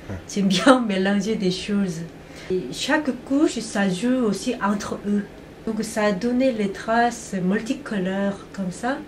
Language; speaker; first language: French; non-native, fluent; Korean